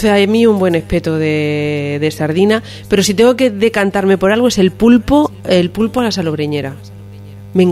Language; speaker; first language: Spanish; native; Spanish